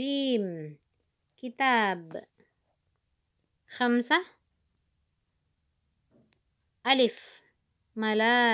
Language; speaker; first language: Arabic; non-native, fluent; Indonesian